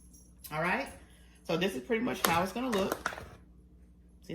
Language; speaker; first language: English; native; English